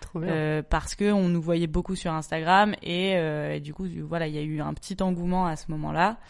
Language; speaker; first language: French; native; French